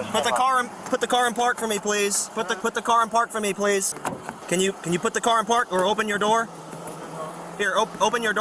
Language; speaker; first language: English; native; English